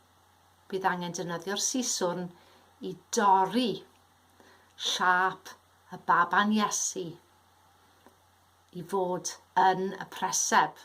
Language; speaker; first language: Welsh; native; Welsh